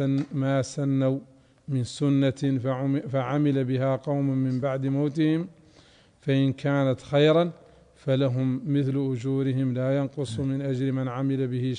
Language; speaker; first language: Arabic; native; Arabic